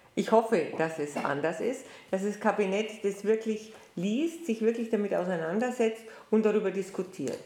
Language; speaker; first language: German; native; German